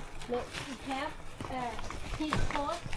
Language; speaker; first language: English; non-native, learner; Thai